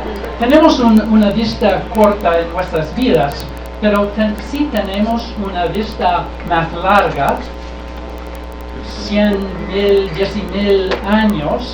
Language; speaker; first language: Spanish; non-native, learner; English